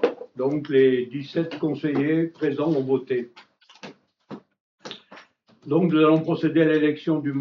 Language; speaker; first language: French; native; French